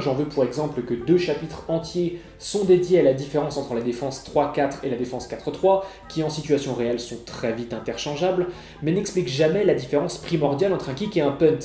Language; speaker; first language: French; native; French